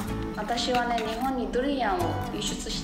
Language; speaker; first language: Japanese; non-native, fluent; Burmese